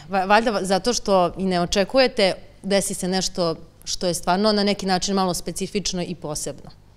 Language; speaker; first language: Serbian; native; Serbian